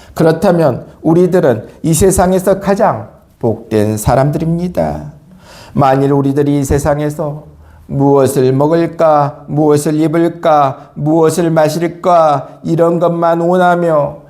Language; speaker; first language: Korean; native; Korean